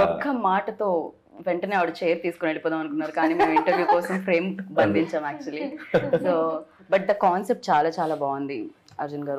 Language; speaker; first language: Telugu; native; Telugu